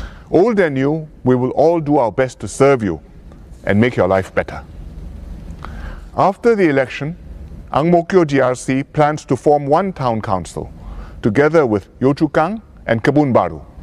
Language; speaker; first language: English; non-native, local second language; Chinese